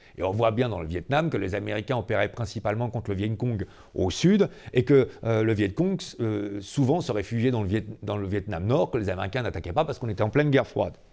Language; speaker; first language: French; native; French